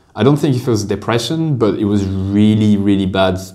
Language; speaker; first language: English; non-native, fluent; French